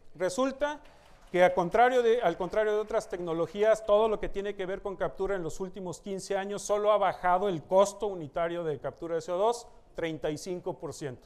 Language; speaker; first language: Spanish; native; Spanish